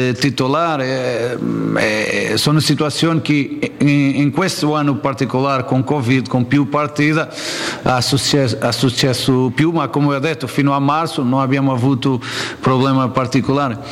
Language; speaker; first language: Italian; non-native, learner; Portuguese